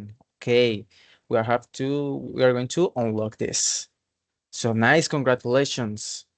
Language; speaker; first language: English; non-native, learner; Spanish